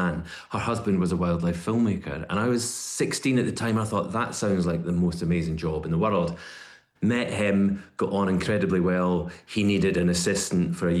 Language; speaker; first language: English; native; English